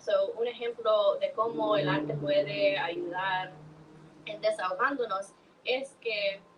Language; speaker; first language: Spanish; early bilingual, heritage; Spanish